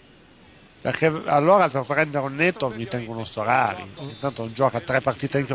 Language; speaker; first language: Italian; native; Italian